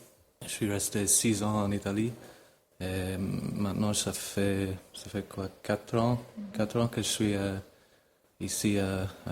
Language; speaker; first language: French; non-native, fluent; English